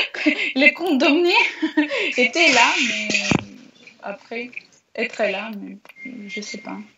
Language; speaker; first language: French; non-native, learner; Russian